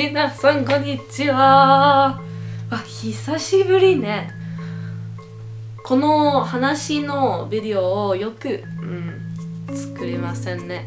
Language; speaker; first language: Japanese; non-native, learner; English